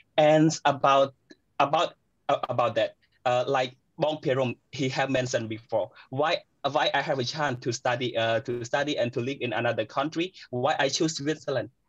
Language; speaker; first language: English; non-native, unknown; Khmer